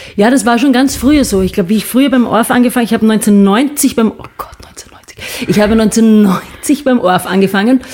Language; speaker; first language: German; early bilingual, other home language; English